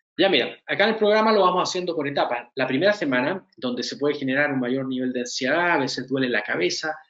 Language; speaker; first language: Spanish; native; Spanish